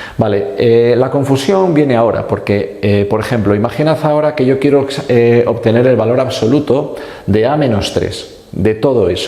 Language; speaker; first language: Spanish; native; Spanish